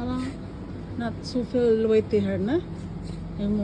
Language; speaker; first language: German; non-native, learner; Filipino